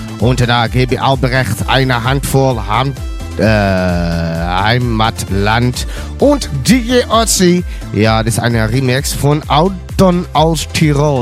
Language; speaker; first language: German; non-native, learner; Dutch